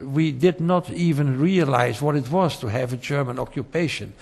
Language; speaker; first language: English; non-native, fluent; Dutch